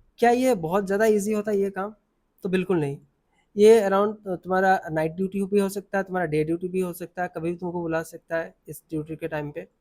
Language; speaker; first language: Hindi; non-native, local second language; Assamese